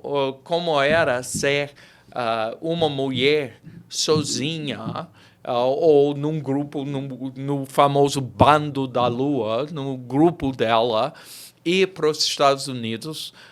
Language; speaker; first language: Portuguese; non-native, fluent; English